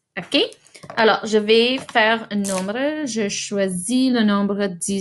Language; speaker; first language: French; non-native, fluent; English